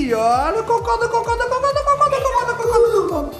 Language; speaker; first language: French; native; French